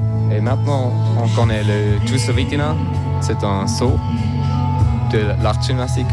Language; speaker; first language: French; non-native, learner; Swiss German